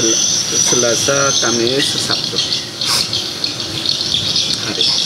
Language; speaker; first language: Indonesian; non-native, learner; Korean